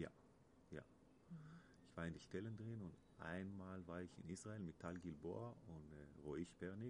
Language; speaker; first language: German; non-native, learner; Hebrew